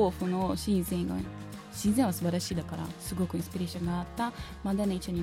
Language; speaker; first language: Japanese; non-native, learner; Portuguese